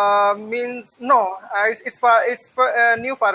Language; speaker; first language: English; non-native, learner; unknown